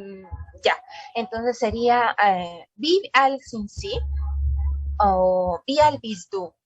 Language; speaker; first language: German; non-native, learner; Spanish